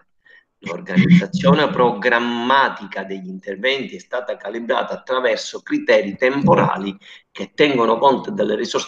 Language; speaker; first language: Italian; native; Italian